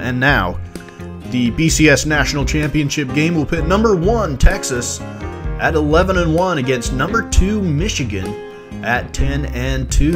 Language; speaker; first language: English; native; English